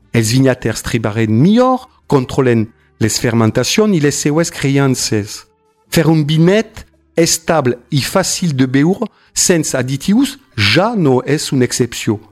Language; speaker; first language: Catalan; non-native, fluent; French